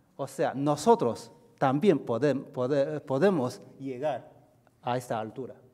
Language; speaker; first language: Spanish; non-native, fluent; Chinese